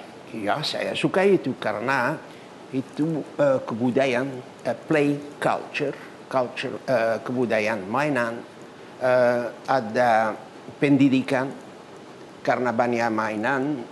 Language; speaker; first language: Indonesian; non-native, learner; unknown